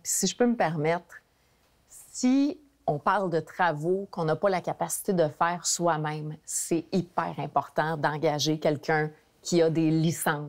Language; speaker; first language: French; native; French